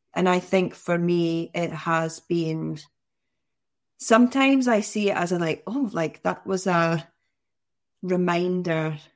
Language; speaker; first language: English; native; English